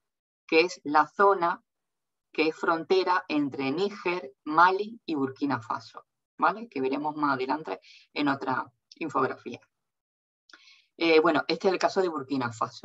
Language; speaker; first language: Spanish; native; Spanish